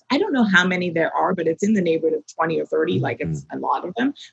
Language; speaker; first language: English; native; English